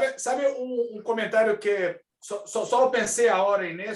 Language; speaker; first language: Spanish; non-native, fluent; Portuguese